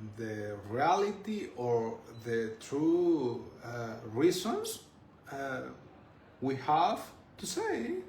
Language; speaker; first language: English; non-native, learner; Spanish